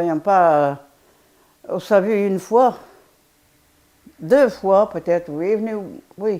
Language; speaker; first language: French; non-native, fluent; Polish